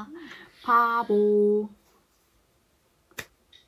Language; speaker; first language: English; non-native, learner; Spanish